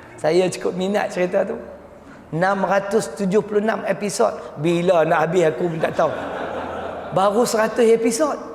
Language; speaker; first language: Malay; native; Malay